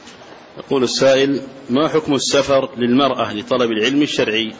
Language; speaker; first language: Arabic; native; Arabic